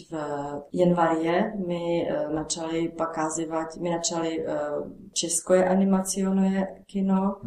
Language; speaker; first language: Russian; non-native, learner; Czech